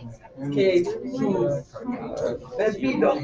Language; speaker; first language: Spanish; non-native, learner; English